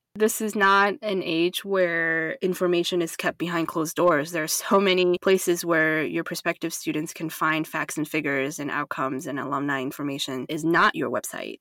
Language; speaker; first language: English; non-native, fluent; Chinese